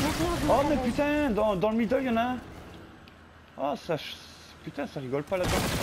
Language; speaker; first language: French; native; French